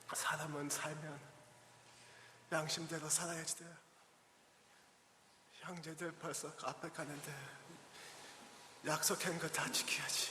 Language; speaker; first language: Korean; early bilingual, heritage; English